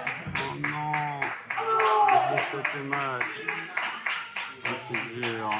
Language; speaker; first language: French; native; French